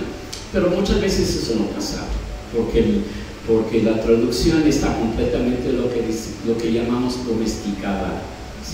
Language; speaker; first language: Spanish; non-native, fluent; English